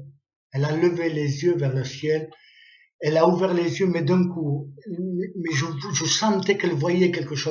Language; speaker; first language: French; native; French